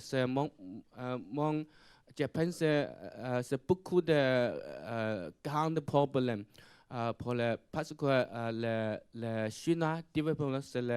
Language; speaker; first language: French; non-native, learner; Chinese